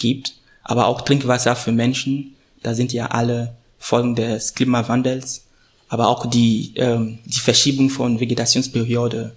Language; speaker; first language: German; non-native, fluent; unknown